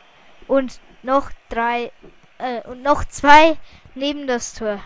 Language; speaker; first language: German; native; German